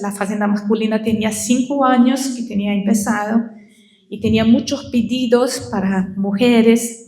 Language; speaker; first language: Spanish; non-native, learner; Portuguese